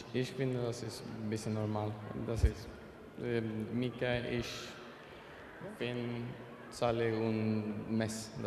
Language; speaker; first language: German; non-native, learner; Swedish